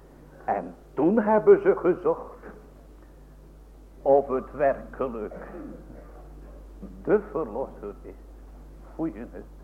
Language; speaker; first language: Dutch; native; Dutch